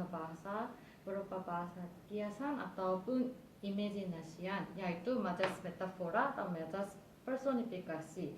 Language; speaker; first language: Indonesian; non-native, fluent; Korean